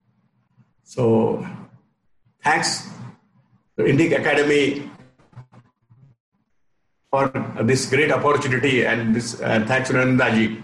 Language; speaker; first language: English; non-native, local second language; Kashmiri